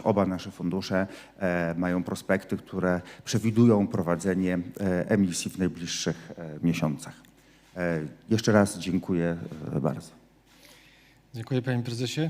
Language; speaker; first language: Polish; native; Polish